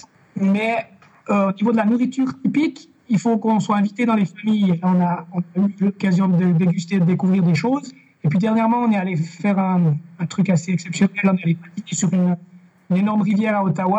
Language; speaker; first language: French; native; French